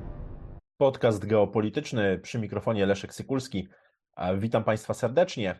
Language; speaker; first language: Polish; native; Polish